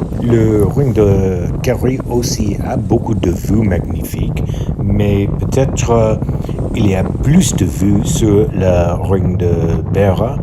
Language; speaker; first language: French; non-native, learner; English